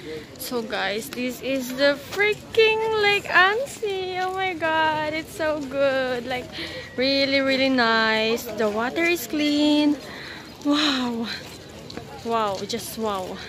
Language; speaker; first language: English; non-native, fluent; Filipino